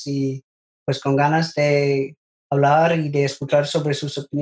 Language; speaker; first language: Spanish; non-native, learner; English